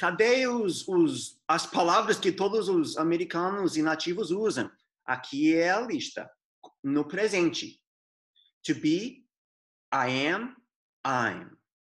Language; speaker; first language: Portuguese; non-native, fluent; English